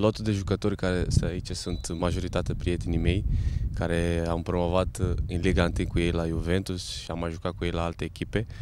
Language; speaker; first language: Romanian; non-native, fluent; Portuguese